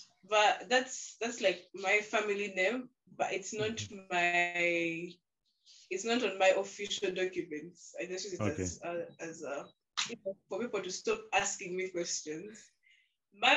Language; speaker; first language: English; non-native, local second language; Ganda